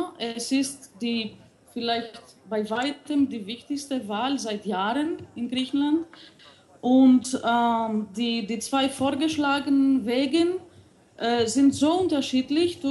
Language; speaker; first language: German; non-native, fluent; Greek